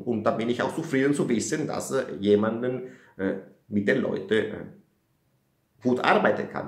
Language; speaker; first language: German; non-native, fluent; Italian